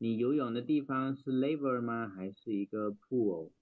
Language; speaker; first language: Chinese; native; Chinese